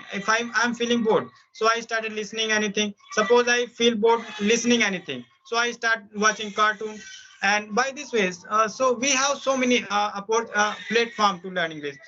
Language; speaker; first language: English; non-native, local second language; Hindi